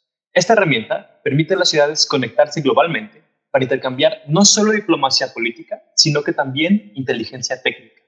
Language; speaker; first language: Spanish; native; Spanish